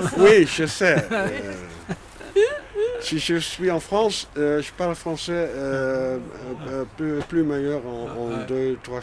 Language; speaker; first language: French; non-native, learner; Dutch